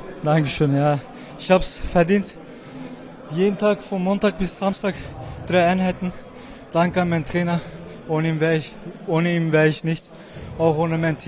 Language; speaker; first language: German; non-native, local second language; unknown